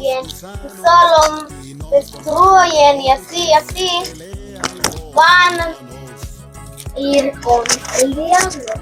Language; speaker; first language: Spanish; early bilingual, heritage; Spanish